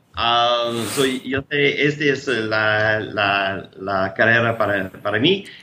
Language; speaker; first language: Spanish; non-native, learner; English